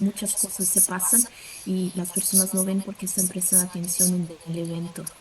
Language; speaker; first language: Spanish; non-native, fluent; Portuguese